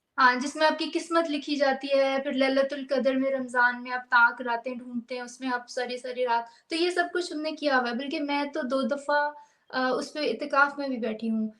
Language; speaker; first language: Urdu; native; Urdu